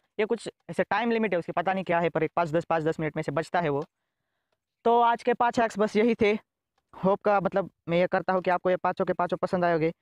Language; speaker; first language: Hindi; native; Hindi